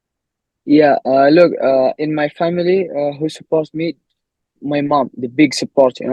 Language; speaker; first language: English; non-native, learner; Arabic